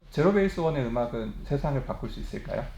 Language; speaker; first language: Korean; native; Korean